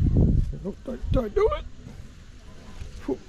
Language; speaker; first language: English; native; English